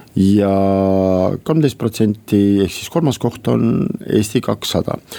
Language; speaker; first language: Estonian; non-native, local second language; Russian